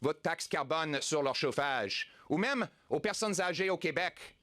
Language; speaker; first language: French; non-native, local second language; English